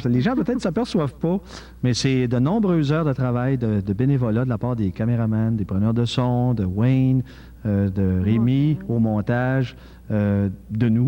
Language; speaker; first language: French; native; French